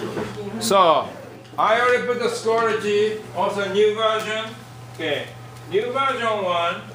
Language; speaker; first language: English; non-native, learner; Japanese